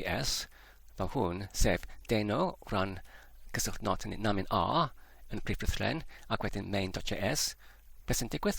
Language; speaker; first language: Welsh; non-native, learner; English